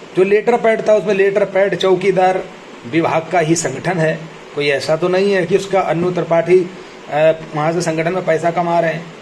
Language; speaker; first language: Hindi; native; Hindi